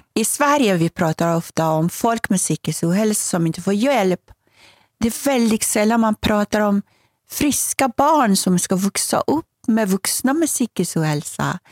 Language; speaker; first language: Swedish; non-native, fluent; Persian